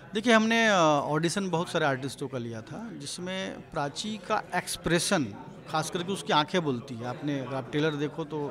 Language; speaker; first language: Hindi; native; Hindi